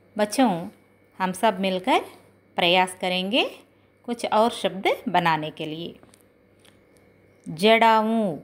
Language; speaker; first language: Hindi; non-native, local second language; Telugu